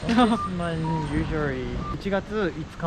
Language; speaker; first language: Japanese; native; Japanese